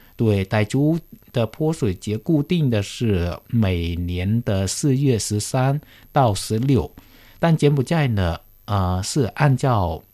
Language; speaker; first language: Chinese; early bilingual, heritage; Khmer